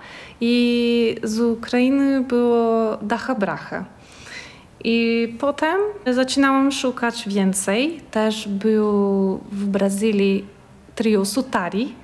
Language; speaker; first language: Polish; non-native, learner; Portuguese